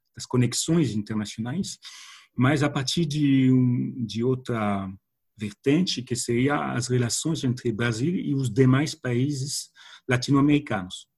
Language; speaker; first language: Portuguese; non-native, fluent; French